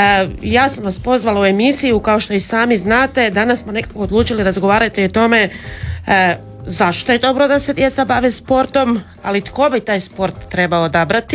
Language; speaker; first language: Serbian; native; Serbian